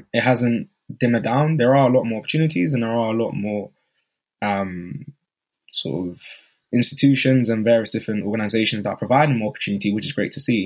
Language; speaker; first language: English; native; English